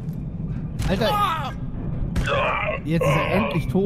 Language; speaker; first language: German; native; German